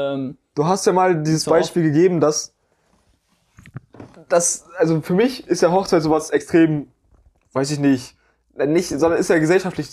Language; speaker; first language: German; native; German